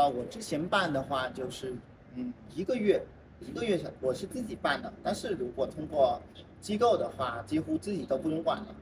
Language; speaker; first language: Chinese; non-native, fluent; Vietnamese